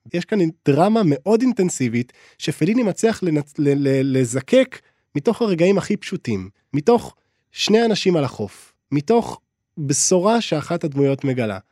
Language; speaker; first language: Hebrew; native; Hebrew